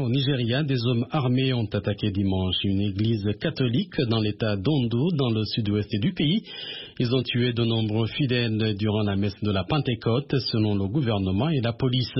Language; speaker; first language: French; non-native, local second language; Rundi